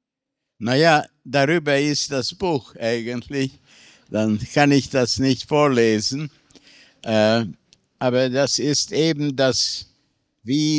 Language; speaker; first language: German; non-native, fluent; Hungarian